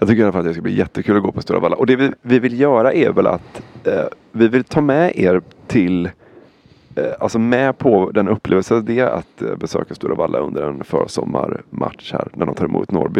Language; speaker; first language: Swedish; native; Swedish